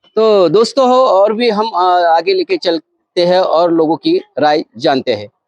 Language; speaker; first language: Hindi; non-native, local second language; Marathi